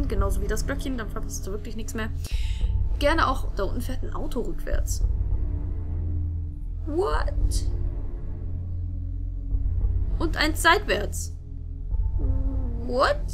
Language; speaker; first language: German; native; German